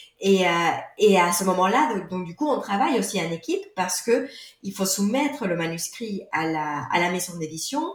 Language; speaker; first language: French; non-native, fluent; Spanish